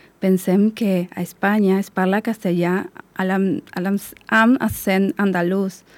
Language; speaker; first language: Catalan; non-native, learner; Spanish